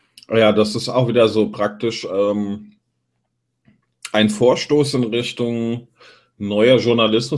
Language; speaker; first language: German; native; German